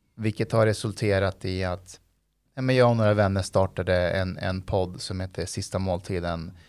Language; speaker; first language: Swedish; early bilingual, other home language; Persian